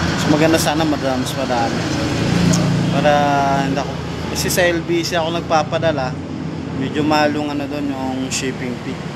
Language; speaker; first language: Filipino; non-native, local second language; Cebuano